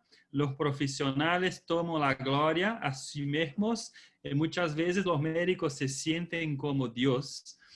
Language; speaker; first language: Spanish; non-native, fluent; Portuguese